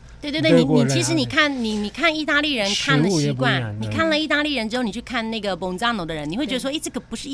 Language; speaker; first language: Chinese; native; Chinese